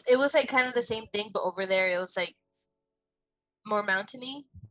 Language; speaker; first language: English; native; English